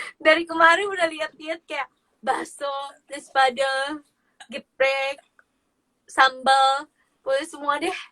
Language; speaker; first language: Indonesian; non-native, fluent; Japanese